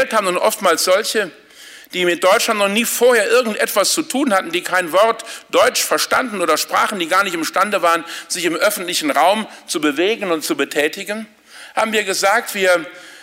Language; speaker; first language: German; native; German